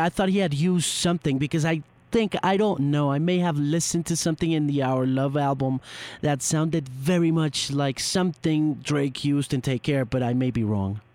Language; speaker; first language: English; non-native, fluent; Spanish